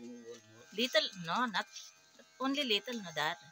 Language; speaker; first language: English; non-native, learner; Filipino